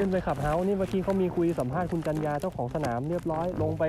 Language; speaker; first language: Thai; native; Thai